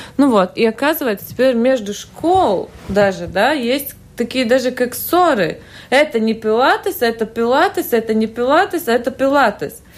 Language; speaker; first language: Russian; non-native, local second language; Latvian